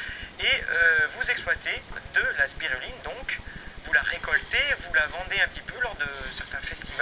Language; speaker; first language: French; native; French